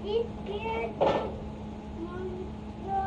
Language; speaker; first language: Spanish; early bilingual, heritage; Spanish